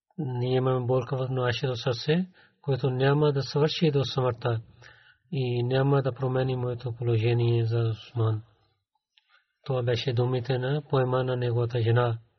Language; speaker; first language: Bulgarian; non-native, learner; Urdu